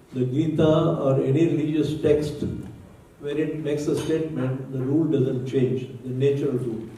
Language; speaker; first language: English; non-native, local second language; Marathi